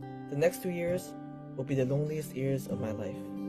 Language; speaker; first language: English; early bilingual, other home language; Chinese